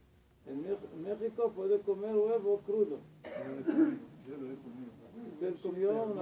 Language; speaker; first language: Spanish; non-native, learner; Hebrew